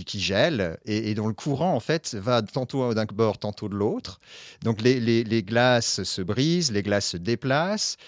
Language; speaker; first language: French; native; French